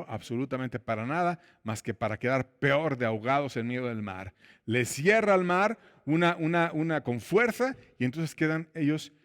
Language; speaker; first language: Spanish; native; Spanish